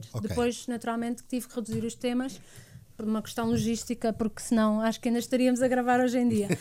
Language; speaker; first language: Portuguese; native; Portuguese